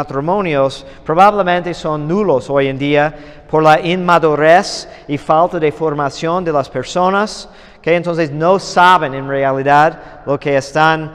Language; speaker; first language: Spanish; non-native, fluent; English